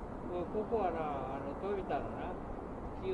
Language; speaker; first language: Japanese; native; Japanese